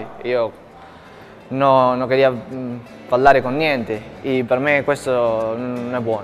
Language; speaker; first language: Italian; non-native, learner; Spanish